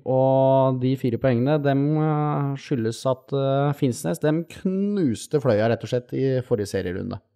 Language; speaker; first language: Norwegian; native; Norwegian